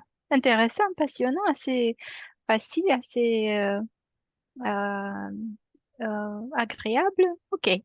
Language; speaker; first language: French; non-native, fluent; Romanian